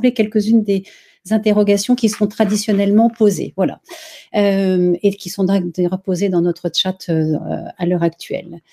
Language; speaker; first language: French; native; French